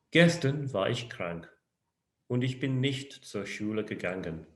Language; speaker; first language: German; non-native, fluent; English